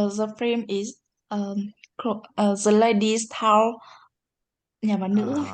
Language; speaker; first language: English; non-native, learner; Vietnamese